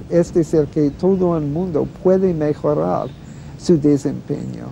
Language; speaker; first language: Spanish; non-native, fluent; English